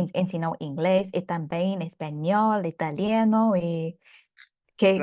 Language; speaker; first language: Portuguese; non-native, fluent; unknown